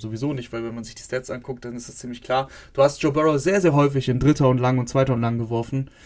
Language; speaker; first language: German; native; German